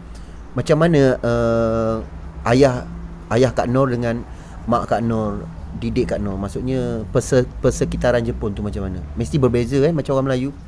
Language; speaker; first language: Malay; native; Malay